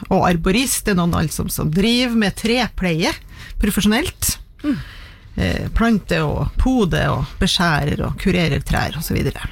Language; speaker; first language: Norwegian; native; Norwegian